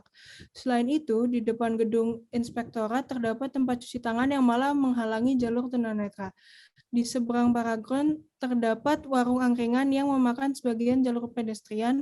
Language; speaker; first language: Indonesian; native; Indonesian